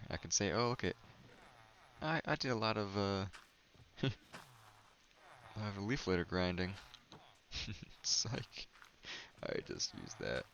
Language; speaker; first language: English; native; English